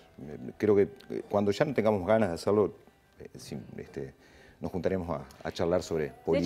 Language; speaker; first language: Spanish; native; Spanish